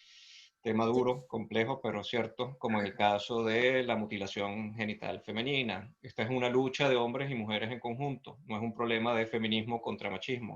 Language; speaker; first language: Spanish; native; Spanish